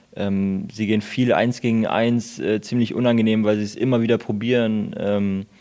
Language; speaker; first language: German; native; German